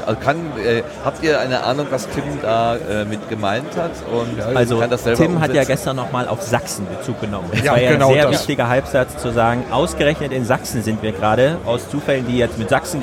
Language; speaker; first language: German; native; German